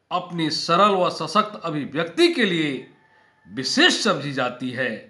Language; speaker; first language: Hindi; native; Hindi